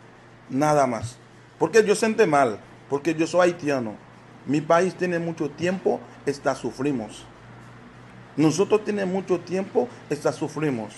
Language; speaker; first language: Spanish; non-native, learner; Haitian Creole